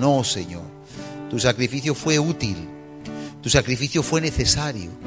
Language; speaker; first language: Spanish; native; Spanish